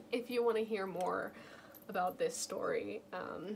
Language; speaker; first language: English; native; English